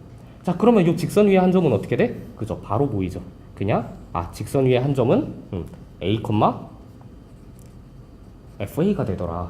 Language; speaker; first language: Korean; native; Korean